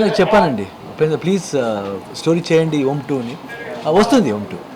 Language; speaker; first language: Telugu; non-native, learner; Kannada